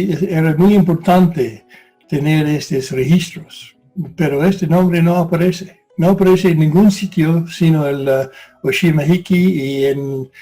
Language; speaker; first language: Spanish; non-native, fluent; English